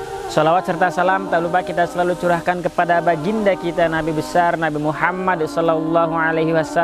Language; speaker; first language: Indonesian; native; Indonesian